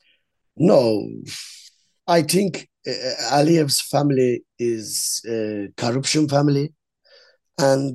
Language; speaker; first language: English; non-native, learner; Azerbaijani